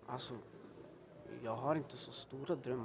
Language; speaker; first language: Swedish; early bilingual, other home language; Albanian